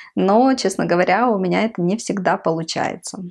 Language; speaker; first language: Russian; non-native, local second language; Ukrainian